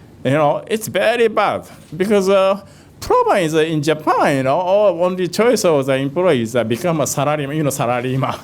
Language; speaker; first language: English; non-native, fluent; Japanese